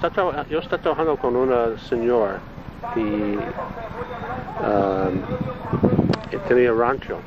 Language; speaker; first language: Spanish; non-native, learner; Italian